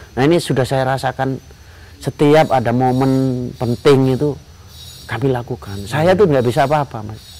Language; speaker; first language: Indonesian; non-native, local second language; Madurese